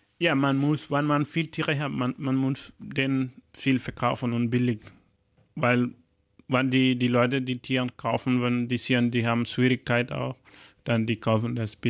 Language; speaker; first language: German; non-native, learner; Fula